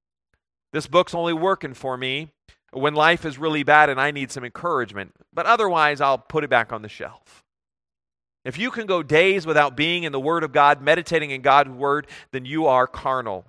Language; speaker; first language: English; native; English